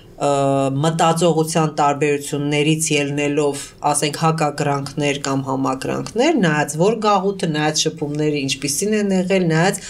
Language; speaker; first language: Armenian; early bilingual, heritage; Armenian